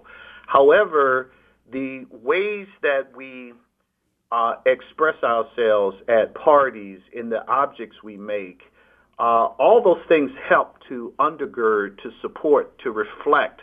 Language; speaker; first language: English; native; English